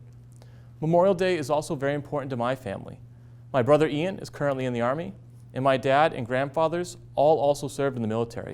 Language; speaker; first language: English; native; English